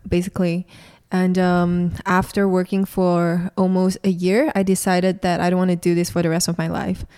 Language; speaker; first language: English; non-native, local second language; Chinese